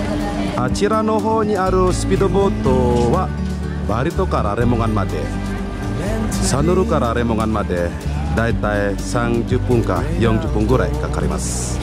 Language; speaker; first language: Japanese; non-native, fluent; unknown